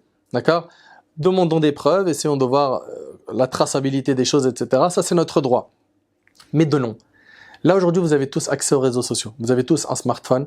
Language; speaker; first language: French; native; French